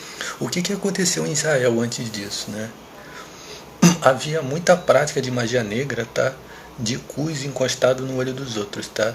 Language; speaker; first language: Portuguese; native; Portuguese